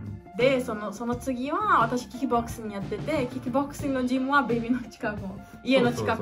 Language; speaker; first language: Japanese; non-native, learner; Portuguese